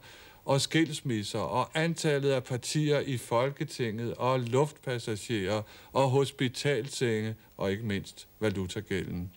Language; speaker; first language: Danish; native; Danish